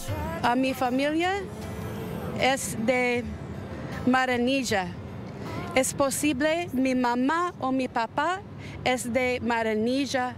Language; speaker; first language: Spanish; non-native, learner; English